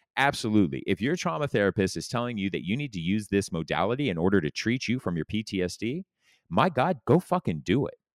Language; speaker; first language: English; native; English